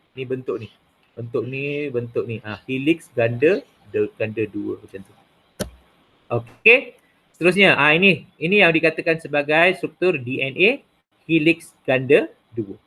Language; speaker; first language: Malay; non-native, local second language; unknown